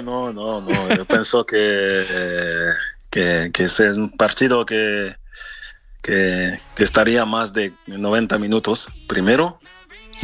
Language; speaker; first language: Spanish; non-native, fluent; French